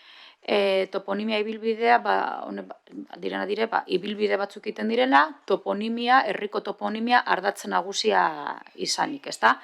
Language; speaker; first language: Basque; native; Basque